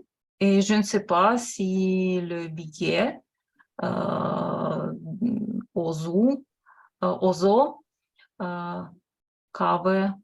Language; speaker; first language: French; non-native, fluent; Russian